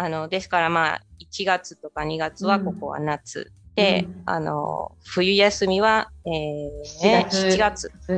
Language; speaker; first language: Japanese; non-native, fluent; Spanish